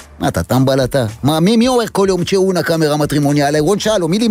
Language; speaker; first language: Hebrew; native; Hebrew